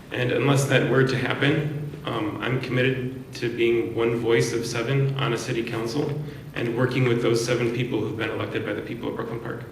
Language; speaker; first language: English; native; English